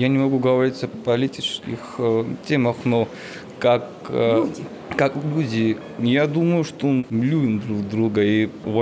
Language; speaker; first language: Russian; non-native, learner; Georgian